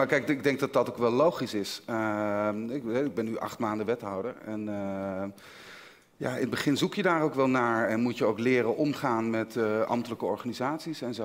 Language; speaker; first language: Dutch; native; Dutch